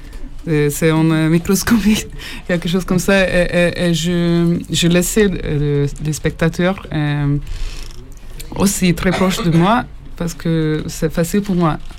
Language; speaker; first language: French; non-native, learner; Hungarian